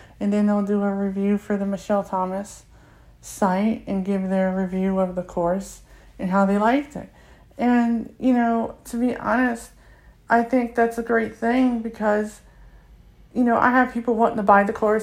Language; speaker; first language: English; native; English